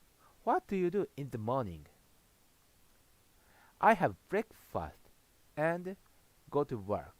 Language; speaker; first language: English; non-native, learner; Japanese